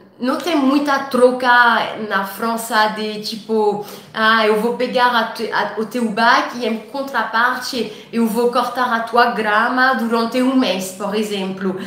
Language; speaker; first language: Portuguese; non-native, fluent; French